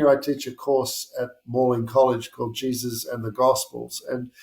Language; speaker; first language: English; native; English